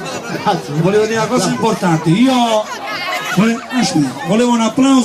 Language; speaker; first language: Italian; native; Italian